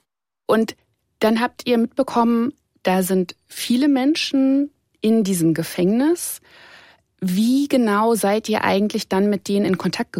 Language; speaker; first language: German; native; German